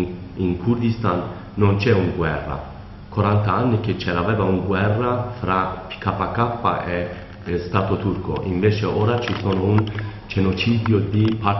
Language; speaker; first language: Italian; non-native, learner; Kurdish